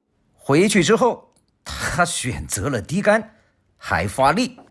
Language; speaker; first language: Chinese; native; Chinese